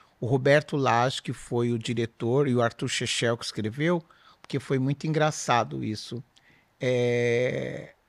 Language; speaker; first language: Portuguese; native; Portuguese